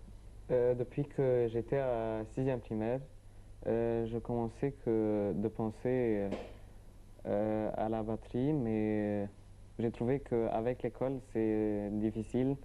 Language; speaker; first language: French; non-native, learner; Arabic